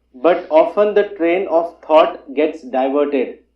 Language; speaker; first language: English; non-native, local second language; Urdu